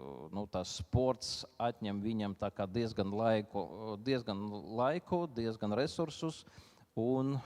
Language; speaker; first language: Latvian; non-native, local second language; Russian